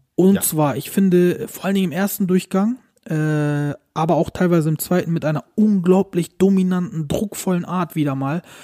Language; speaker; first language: German; early bilingual, other home language; Turkish